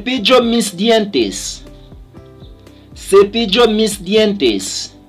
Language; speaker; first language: Spanish; non-native, learner; Haitian Creole